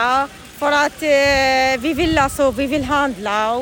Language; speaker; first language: Swedish; non-native, learner; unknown